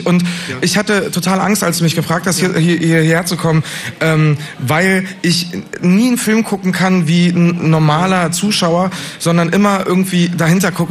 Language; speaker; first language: German; native; German